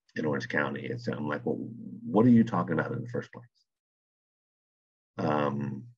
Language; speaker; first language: English; native; English